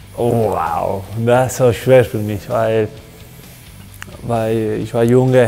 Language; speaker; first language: German; non-native, learner; Spanish